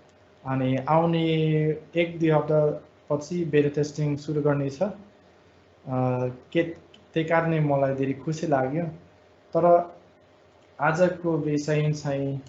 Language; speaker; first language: Nepali; non-native, fluent; English